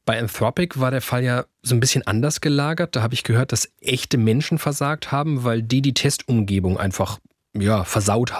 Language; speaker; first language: German; native; German